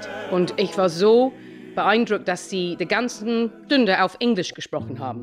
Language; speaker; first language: German; non-native, fluent; English